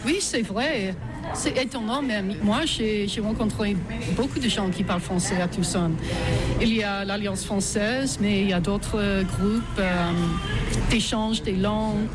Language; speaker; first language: French; non-native, fluent; English